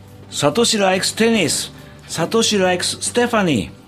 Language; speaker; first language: English; non-native, learner; Japanese